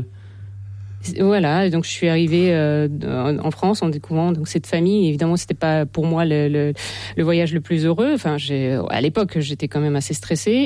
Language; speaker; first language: French; non-native, fluent; Ukrainian